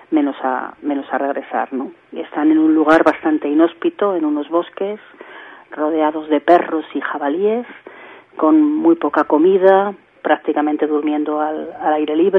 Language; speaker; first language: Spanish; native; Spanish